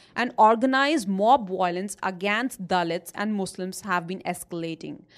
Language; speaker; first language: English; non-native, local second language; Hindi